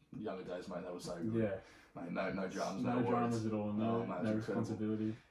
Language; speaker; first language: English; native; English